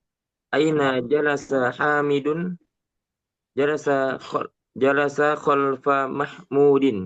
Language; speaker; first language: Arabic; non-native, learner; Indonesian